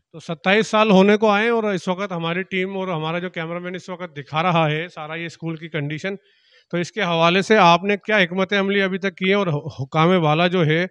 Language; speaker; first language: Urdu; non-native, local second language; Sindhi